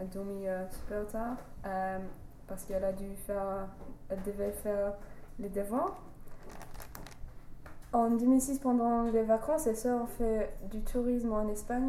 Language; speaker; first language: French; non-native, fluent; English